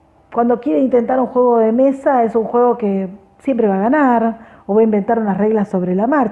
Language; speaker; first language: Spanish; native; Spanish